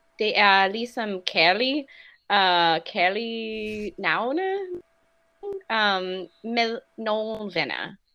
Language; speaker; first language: Danish; non-native, learner; English